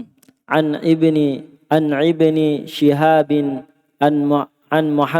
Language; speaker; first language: Arabic; non-native, learner; Indonesian